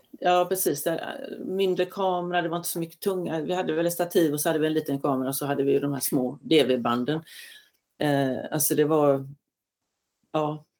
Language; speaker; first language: Swedish; native; Swedish